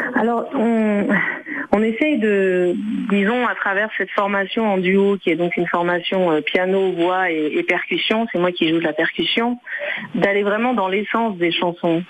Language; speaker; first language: French; early bilingual, other home language; Arabic